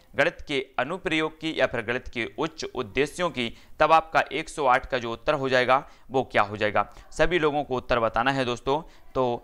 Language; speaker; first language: Hindi; native; Hindi